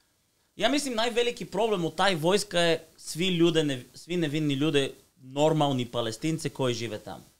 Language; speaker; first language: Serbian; non-native, learner; Bulgarian